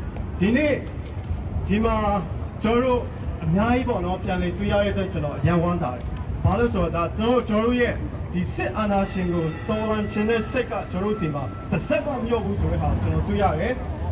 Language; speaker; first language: Burmese; non-native, local second language; Kachin